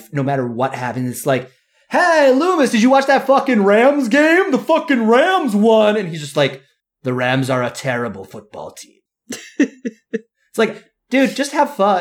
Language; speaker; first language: English; native; English